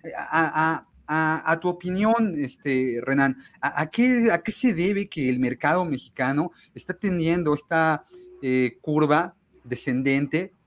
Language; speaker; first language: Spanish; native; Spanish